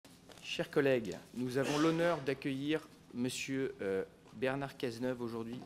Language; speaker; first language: French; native; French